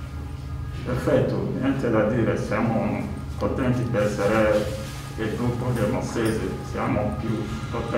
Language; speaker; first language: Italian; non-native, learner; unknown